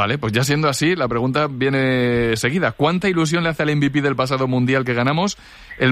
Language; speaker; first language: Spanish; native; Spanish